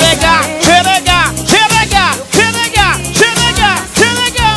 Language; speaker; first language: Portuguese; native; Portuguese